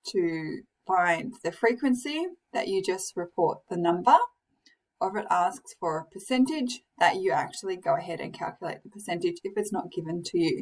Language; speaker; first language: English; native; English